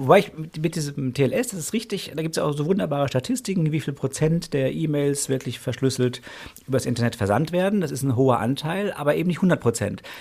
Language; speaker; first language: German; native; German